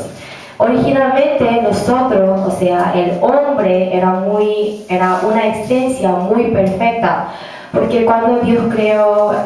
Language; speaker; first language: Spanish; non-native, learner; Korean